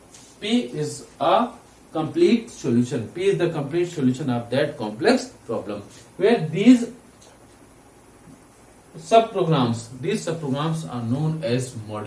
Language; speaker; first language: English; non-native, local second language; Hindi